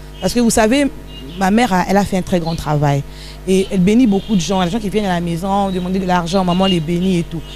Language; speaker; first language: French; non-native, local second language; Lingala